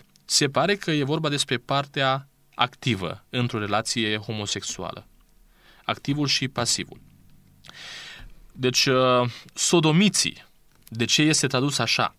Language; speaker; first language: Romanian; native; Romanian